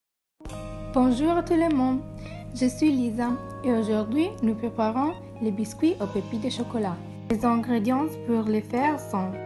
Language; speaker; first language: French; non-native, learner; Italian